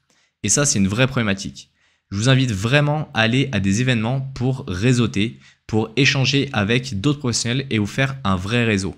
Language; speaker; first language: French; native; French